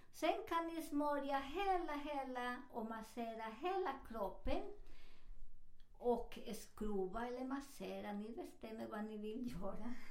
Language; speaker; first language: Swedish; non-native, fluent; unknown